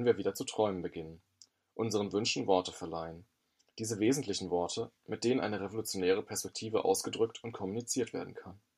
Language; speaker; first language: German; native; German